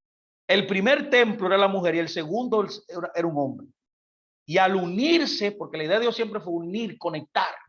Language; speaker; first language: Spanish; native; Spanish